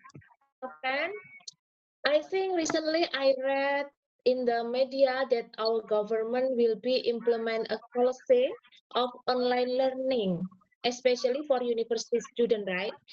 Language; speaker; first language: English; non-native, learner; Indonesian